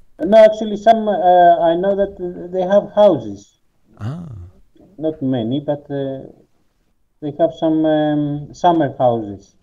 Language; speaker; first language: English; non-native, learner; Greek